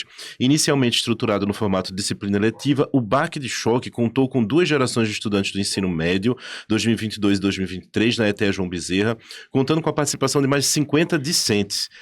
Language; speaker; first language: Portuguese; native; Portuguese